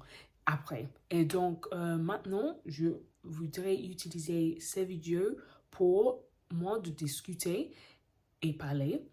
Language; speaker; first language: French; non-native, learner; English